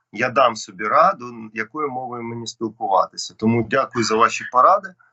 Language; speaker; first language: Ukrainian; non-native, local second language; Russian